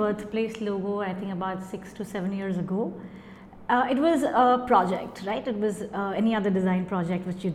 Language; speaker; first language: English; non-native, local second language; Hindi